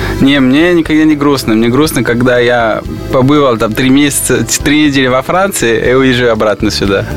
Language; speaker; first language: Russian; non-native, fluent; French